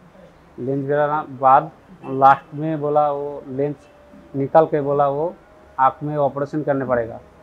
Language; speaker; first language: Hindi; non-native, local second language; Bangla